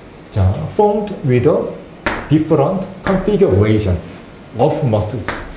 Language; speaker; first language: English; non-native, fluent; Korean